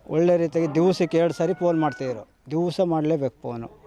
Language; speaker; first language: Kannada; native; Kannada